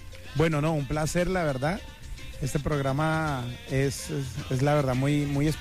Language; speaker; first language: Spanish; native; Spanish